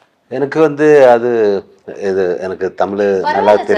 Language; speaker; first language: Tamil; non-native, learner; Malayalam